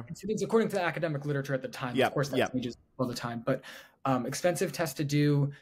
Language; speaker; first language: English; native; English